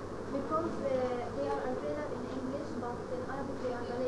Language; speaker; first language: English; non-native, learner; Arabic